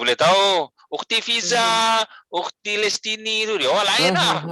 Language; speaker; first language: Malay; native; Malay